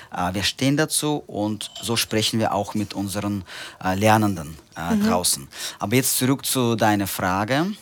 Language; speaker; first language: German; non-native, fluent; Russian